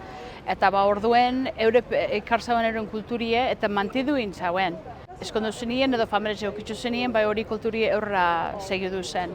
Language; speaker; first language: Basque; early bilingual, heritage; Basque